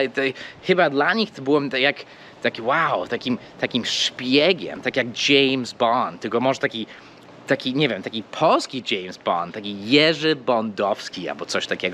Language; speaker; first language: Polish; early bilingual, heritage; Polish